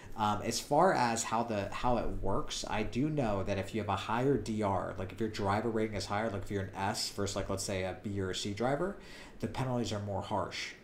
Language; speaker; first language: English; native; English